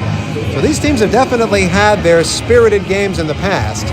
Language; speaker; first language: English; native; English